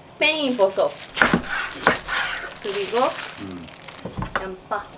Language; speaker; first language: Korean; non-native, learner; Japanese